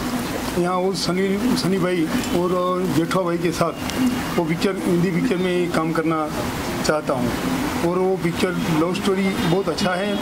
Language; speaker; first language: Hindi; non-native, local second language; Gujarati